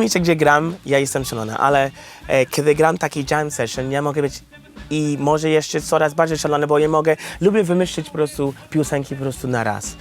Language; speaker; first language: Polish; non-native, learner; English